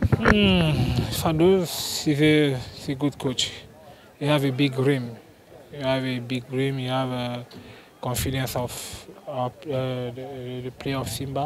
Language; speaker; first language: English; non-native, learner; French